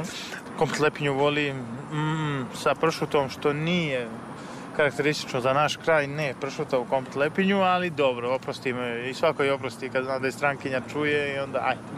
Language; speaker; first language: Serbian; native; Serbian